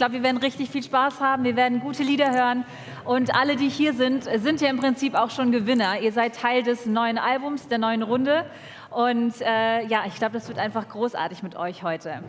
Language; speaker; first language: German; native; German